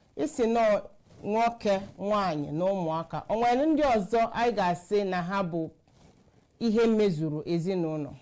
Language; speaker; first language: Igbo; native; Igbo